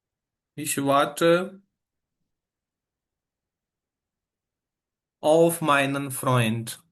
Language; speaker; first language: German; non-native, fluent; Urdu